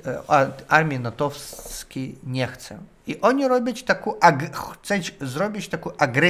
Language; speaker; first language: Polish; non-native, learner; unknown